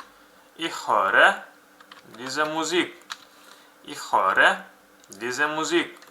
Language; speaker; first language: German; non-native, fluent; Uzbek